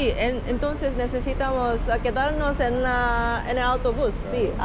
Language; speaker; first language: Spanish; non-native, learner; Korean